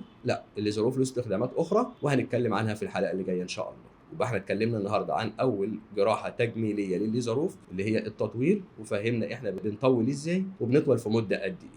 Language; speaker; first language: Arabic; native; Arabic